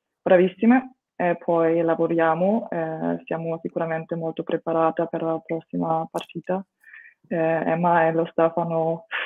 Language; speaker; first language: Italian; non-native, fluent; German